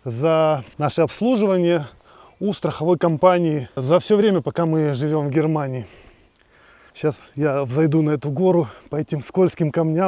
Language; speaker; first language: Russian; native; Russian